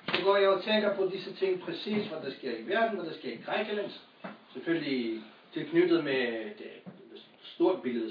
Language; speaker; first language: Danish; non-native, fluent; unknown